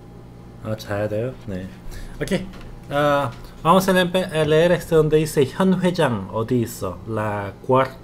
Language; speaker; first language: Spanish; non-native, fluent; Korean